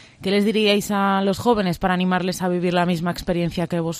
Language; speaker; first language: Spanish; native; Spanish